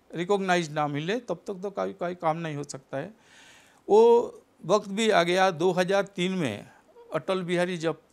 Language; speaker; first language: Hindi; non-native, local second language; Santali